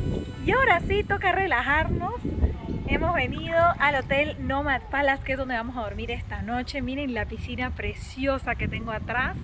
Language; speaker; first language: Spanish; native; Spanish